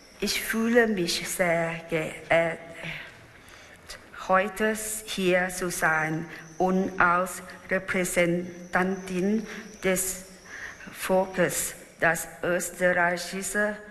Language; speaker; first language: German; non-native, fluent; Thai